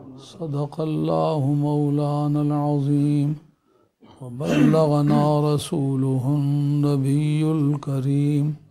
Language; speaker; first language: Urdu; non-native, local second language; Punjabi